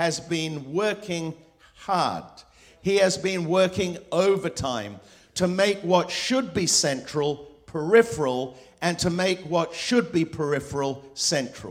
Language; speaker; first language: English; non-native, local second language; Spanish